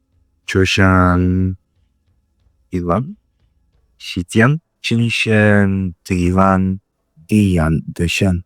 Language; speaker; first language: Chinese; non-native, learner; Spanish